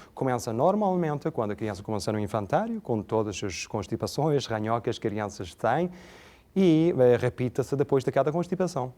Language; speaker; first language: Portuguese; non-native, fluent; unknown